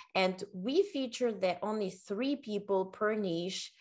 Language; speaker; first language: English; non-native, fluent; Ukrainian